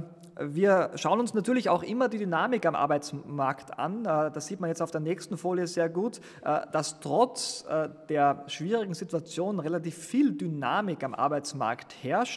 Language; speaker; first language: German; native; German